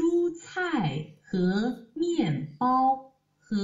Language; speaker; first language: Chinese; non-native, learner; Vietnamese